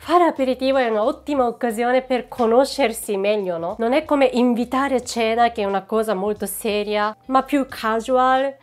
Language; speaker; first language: Italian; non-native, fluent; Japanese